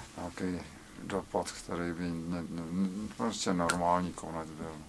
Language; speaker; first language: Czech; native; Czech